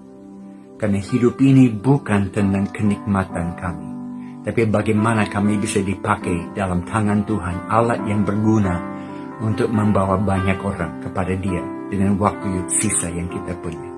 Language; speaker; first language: Indonesian; non-native, fluent; English